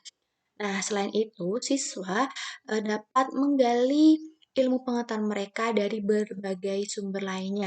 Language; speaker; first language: Indonesian; native; Indonesian